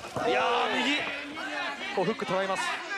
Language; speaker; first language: Japanese; native; Japanese